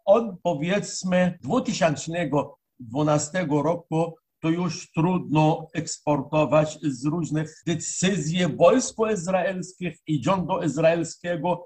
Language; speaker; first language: Polish; non-native, fluent; Arabic